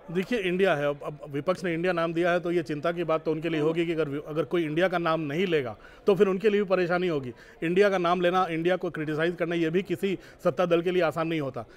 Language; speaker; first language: Hindi; native; Hindi